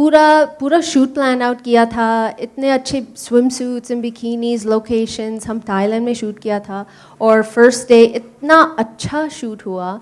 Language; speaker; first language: Hindi; non-native, learner; English